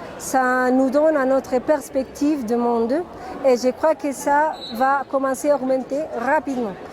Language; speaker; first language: French; non-native, fluent; Spanish